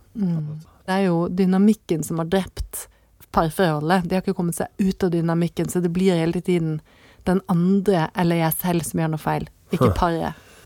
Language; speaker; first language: Norwegian; native; Norwegian